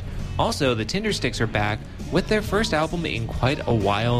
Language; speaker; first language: English; native; English